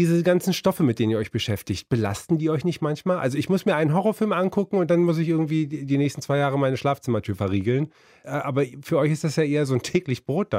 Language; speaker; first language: German; native; German